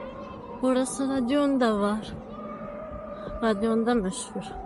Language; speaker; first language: Turkish; non-native, learner; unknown